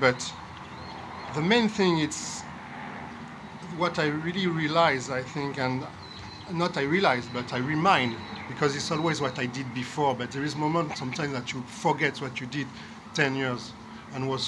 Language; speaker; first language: English; non-native, learner; French